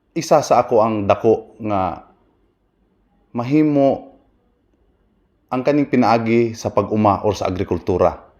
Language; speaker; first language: Cebuano; non-native, local second language; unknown